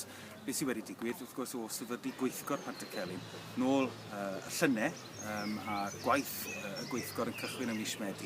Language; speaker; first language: Welsh; native; Welsh